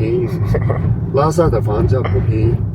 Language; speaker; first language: Chinese; non-native, local second language; Tibetan